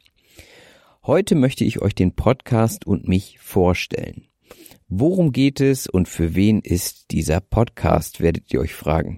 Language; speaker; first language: German; native; German